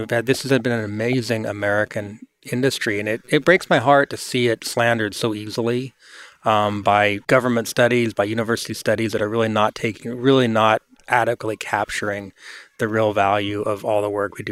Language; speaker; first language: English; native; English